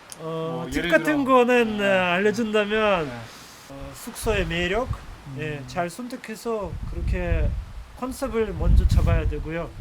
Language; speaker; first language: Korean; non-native, fluent; Russian